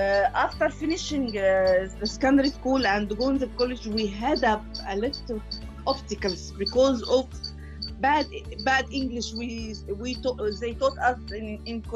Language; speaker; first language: English; non-native, learner; Arabic